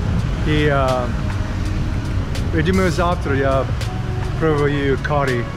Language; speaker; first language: Russian; non-native, learner; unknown